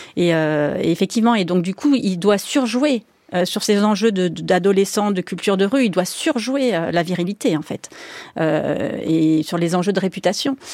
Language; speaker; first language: French; native; French